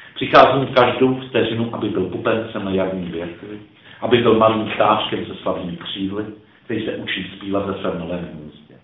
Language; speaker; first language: Czech; early bilingual, other home language; Croatian